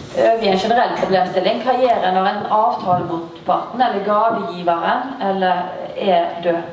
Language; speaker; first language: Norwegian; native; Norwegian